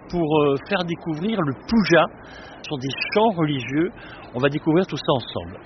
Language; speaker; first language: French; native; French